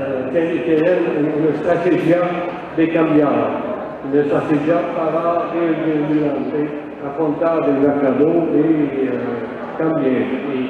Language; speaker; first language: Spanish; non-native, learner; French